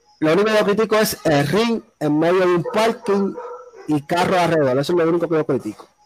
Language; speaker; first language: Spanish; native; Spanish